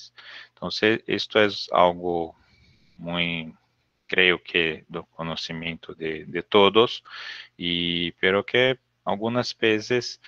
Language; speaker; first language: Spanish; non-native, learner; Portuguese